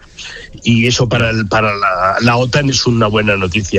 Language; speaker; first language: Spanish; native; Spanish